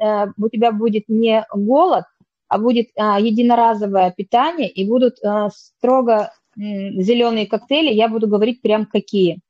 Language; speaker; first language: Russian; native; Russian